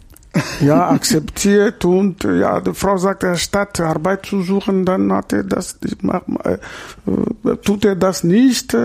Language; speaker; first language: German; non-native, learner; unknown